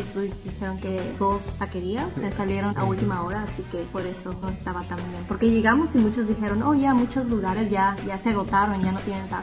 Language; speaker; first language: Spanish; native; Spanish